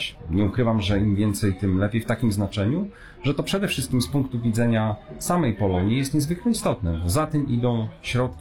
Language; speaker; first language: Polish; native; Polish